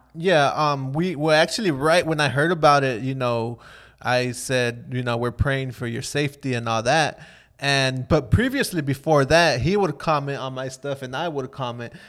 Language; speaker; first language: English; native; English